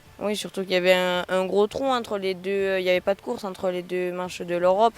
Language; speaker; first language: French; native; French